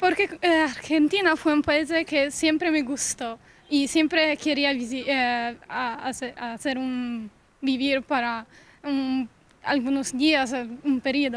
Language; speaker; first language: Spanish; non-native, learner; Italian